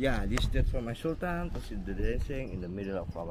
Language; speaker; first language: English; non-native, learner; Indonesian